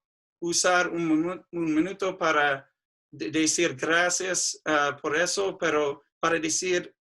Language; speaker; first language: Spanish; non-native, fluent; English